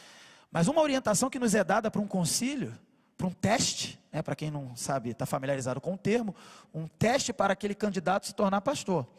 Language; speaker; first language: Portuguese; native; Portuguese